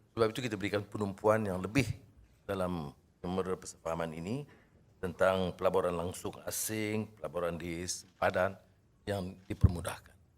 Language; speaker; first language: Malay; native; Malay